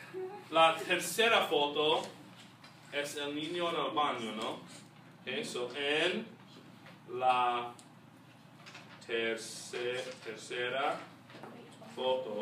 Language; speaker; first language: Spanish; non-native, fluent; English